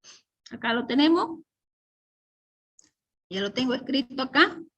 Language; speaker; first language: Spanish; native; Spanish